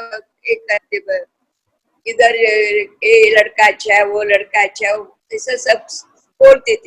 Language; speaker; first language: Hindi; non-native, local second language; Kannada